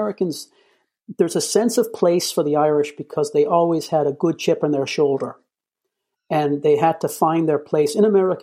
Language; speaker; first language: English; native; English